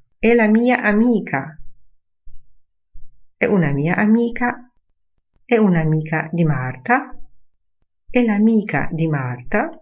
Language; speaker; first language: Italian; non-native, fluent; Polish